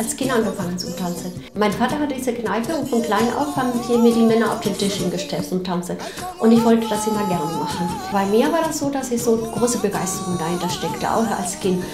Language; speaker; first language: German; non-native, fluent; Spanish